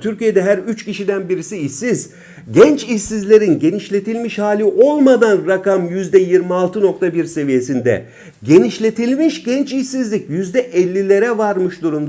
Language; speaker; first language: Turkish; native; Turkish